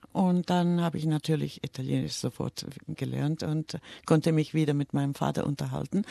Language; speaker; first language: German; early bilingual, heritage; German